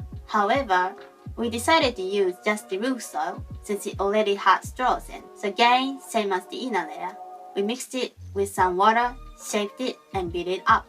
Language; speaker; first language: English; non-native, fluent; Japanese